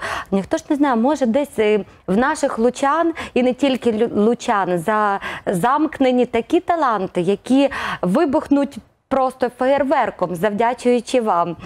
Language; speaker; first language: Ukrainian; native; Ukrainian